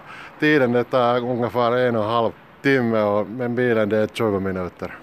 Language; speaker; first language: Swedish; non-native, learner; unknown